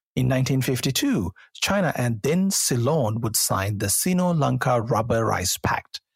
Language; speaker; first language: English; non-native, local second language; Sinhala